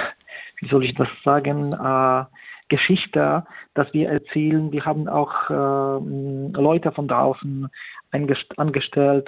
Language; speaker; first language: German; non-native, fluent; Polish